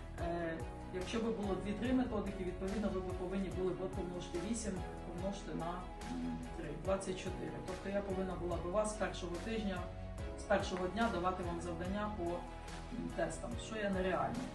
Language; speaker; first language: Ukrainian; native; Ukrainian